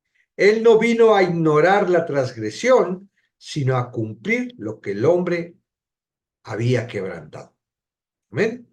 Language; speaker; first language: Spanish; native; Spanish